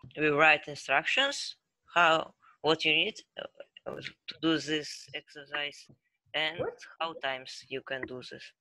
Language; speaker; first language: English; non-native, learner; Russian